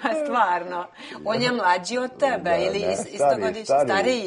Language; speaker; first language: Serbian; early bilingual, heritage; Croatian